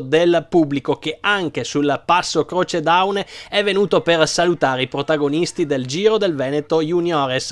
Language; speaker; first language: Italian; native; Italian